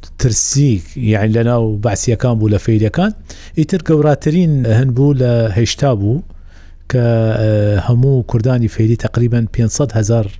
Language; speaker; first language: Central Kurdish; non-native, local second language; Southern Kurdish